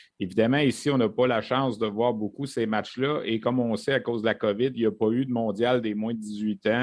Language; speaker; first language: French; native; French